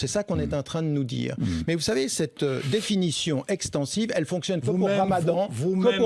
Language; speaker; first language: French; early bilingual, other home language; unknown